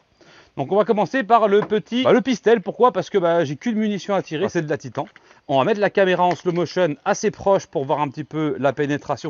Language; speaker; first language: French; native; French